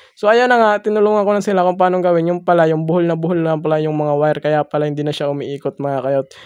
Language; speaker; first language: Filipino; non-native, local second language; Masbatenyo